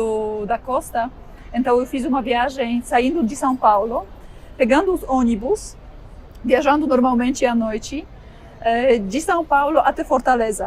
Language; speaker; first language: Portuguese; non-native, fluent; Polish